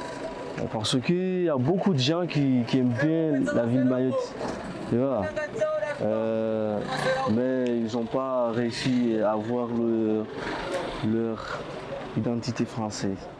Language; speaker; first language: French; non-native, learner; Comorian